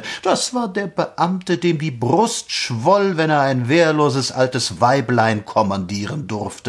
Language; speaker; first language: German; native; German